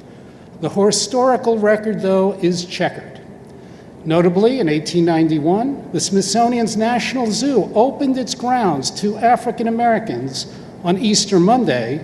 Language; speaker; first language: English; native; English